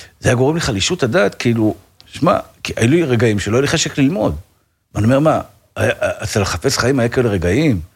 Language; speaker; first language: Hebrew; native; Hebrew